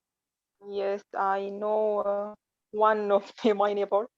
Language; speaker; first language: English; non-native, learner; Arabic